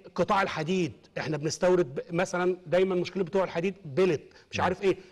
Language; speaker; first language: Arabic; native; Arabic